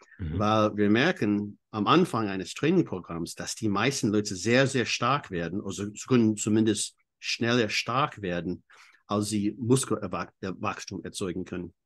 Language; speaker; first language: German; non-native, fluent; English